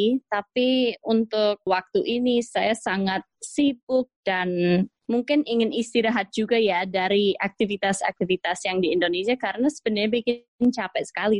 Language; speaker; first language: Indonesian; non-native, fluent; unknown